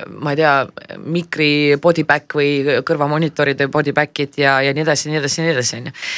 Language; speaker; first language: Estonian; non-native, local second language; Russian